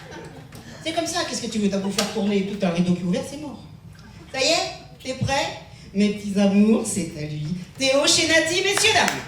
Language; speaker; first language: French; native; French